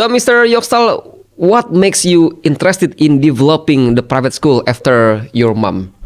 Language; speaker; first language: English; non-native, fluent; Indonesian